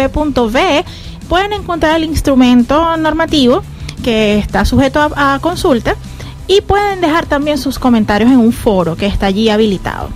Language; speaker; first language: Spanish; native; Spanish